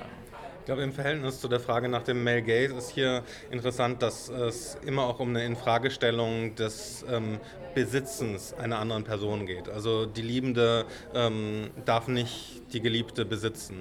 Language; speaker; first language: German; native; German